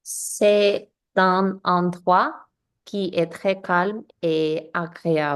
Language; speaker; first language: French; non-native, learner; English